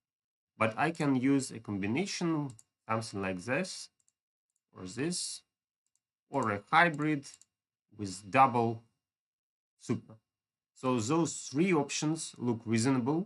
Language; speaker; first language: English; non-native, fluent; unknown